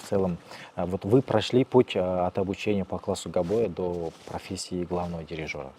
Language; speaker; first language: Russian; non-native, local second language; Kazakh